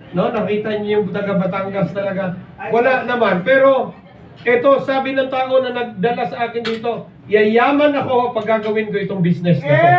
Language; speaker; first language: Filipino; non-native, local second language; Cebuano